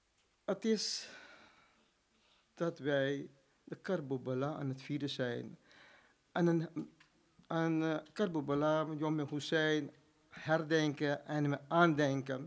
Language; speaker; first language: Dutch; non-native, fluent; Urdu